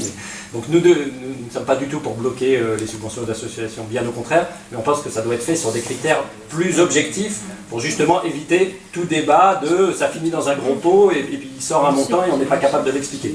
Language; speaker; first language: French; native; French